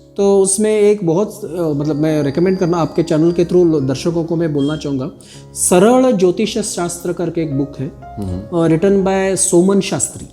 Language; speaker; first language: Hindi; non-native, local second language; Marathi